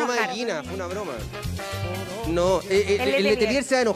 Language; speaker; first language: Spanish; native; Spanish